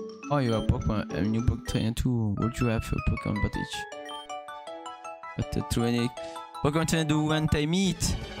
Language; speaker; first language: English; non-native, learner; French